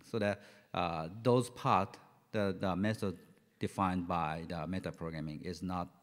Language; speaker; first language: English; non-native, fluent; Japanese